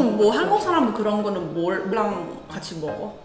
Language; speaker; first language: Korean; non-native, fluent; Thai